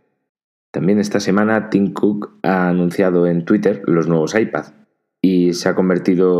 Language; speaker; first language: Spanish; native; Spanish